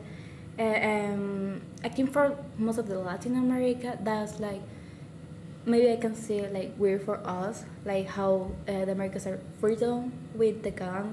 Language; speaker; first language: English; non-native, learner; Spanish